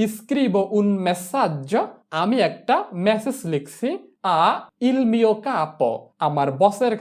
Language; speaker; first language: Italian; non-native, fluent; Bangla